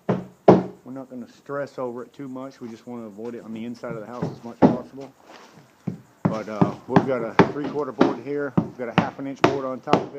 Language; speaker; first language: English; native; English